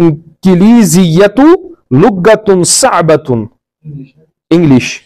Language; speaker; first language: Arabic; non-native, fluent; Kashmiri